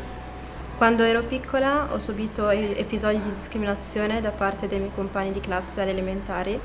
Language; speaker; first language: Italian; early bilingual, other home language; Arabic